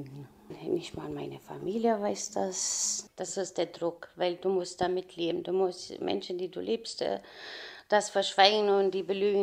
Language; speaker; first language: German; non-native, fluent; Romanian